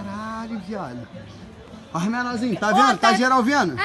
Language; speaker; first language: Portuguese; native; Portuguese